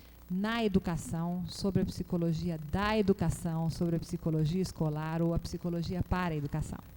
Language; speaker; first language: Portuguese; native; Portuguese